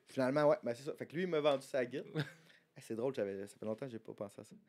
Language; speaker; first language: French; native; French